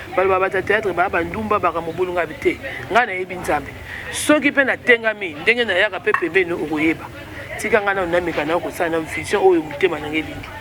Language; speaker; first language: Lingala; native; Lingala